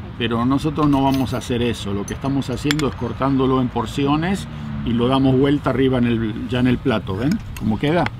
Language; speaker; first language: Spanish; native; Spanish